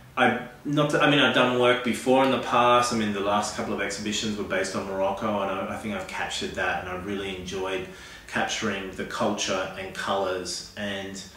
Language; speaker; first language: English; native; English